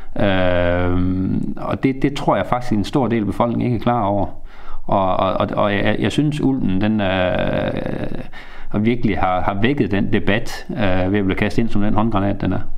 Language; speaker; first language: Danish; native; Danish